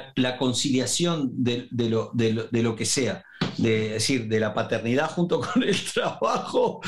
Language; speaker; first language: Spanish; native; Spanish